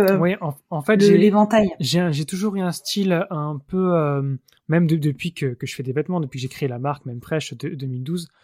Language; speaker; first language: French; native; French